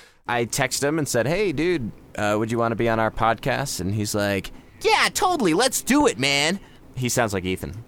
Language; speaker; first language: English; native; English